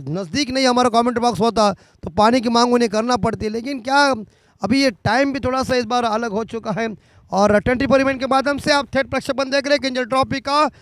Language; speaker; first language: Hindi; non-native, local second language; Marathi